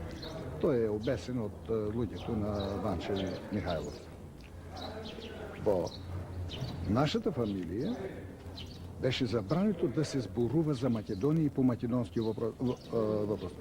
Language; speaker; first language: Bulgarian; non-native, local second language; Macedonian